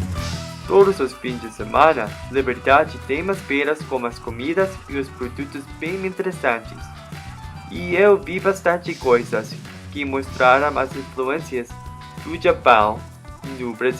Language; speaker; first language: Portuguese; non-native, learner; English